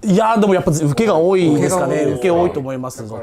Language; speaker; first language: Japanese; native; Japanese